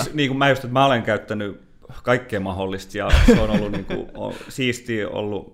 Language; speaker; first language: Finnish; native; Finnish